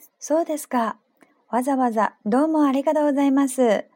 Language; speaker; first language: Japanese; non-native, fluent; Chinese